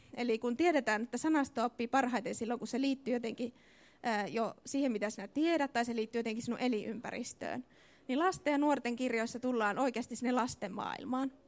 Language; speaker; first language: Finnish; native; Finnish